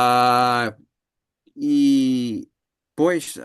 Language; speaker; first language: Portuguese; non-native, learner; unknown